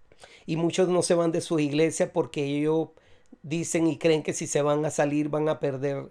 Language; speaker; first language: Spanish; native; Spanish